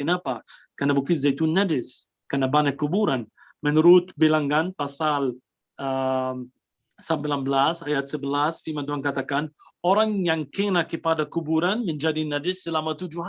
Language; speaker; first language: Indonesian; non-native, fluent; Arabic